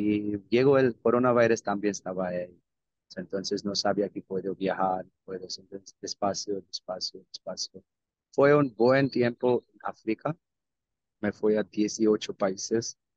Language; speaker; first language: Spanish; non-native, learner; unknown